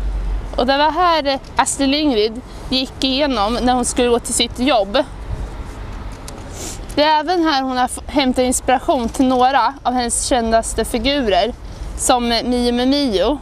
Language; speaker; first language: Swedish; native; Swedish